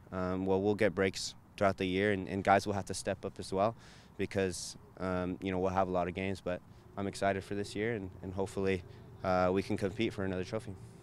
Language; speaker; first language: English; early bilingual, other home language; Spanish